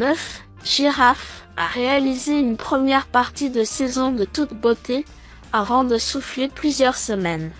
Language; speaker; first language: French; native; French